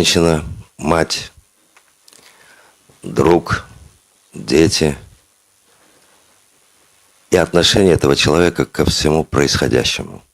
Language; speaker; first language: Russian; non-native, local second language; Uzbek